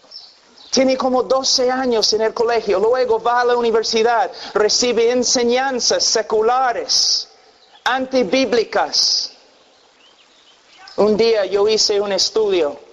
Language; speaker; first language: Spanish; non-native, fluent; English